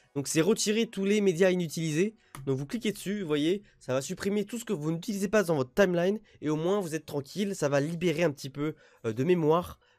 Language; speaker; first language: French; native; French